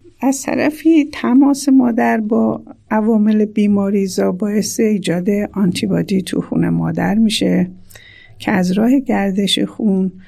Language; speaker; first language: Persian; native; Persian